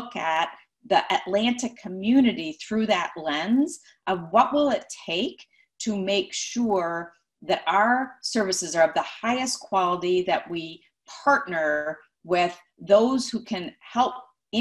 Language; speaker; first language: English; native; English